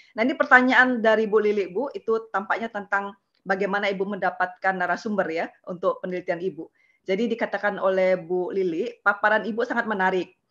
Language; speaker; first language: Indonesian; native; Indonesian